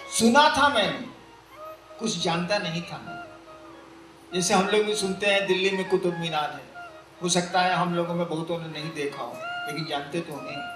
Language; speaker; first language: Hindi; native; Hindi